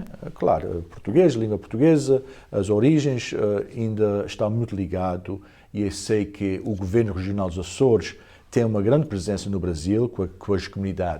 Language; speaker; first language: Portuguese; early bilingual, heritage; Portuguese